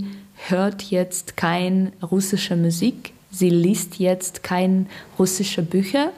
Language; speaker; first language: German; non-native, learner; Russian